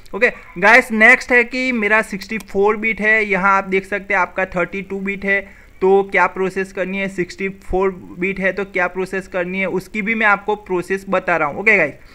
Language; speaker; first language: Hindi; non-native, local second language; Gujarati